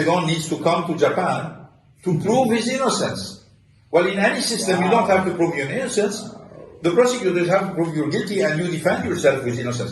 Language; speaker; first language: English; non-native, fluent; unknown